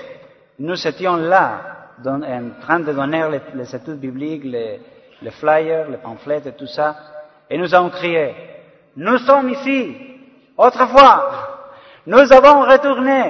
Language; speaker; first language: French; non-native, learner; Spanish